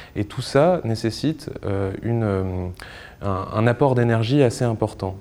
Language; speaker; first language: French; native; French